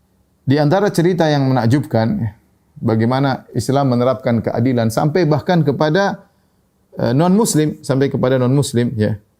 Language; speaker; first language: Indonesian; native; Indonesian